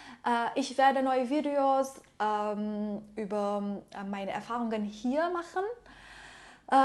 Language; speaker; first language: German; non-native, fluent; Persian